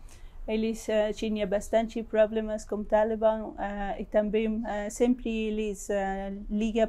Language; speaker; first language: Portuguese; non-native, learner; Persian